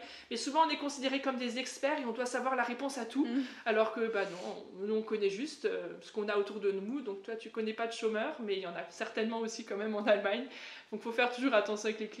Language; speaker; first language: French; native; French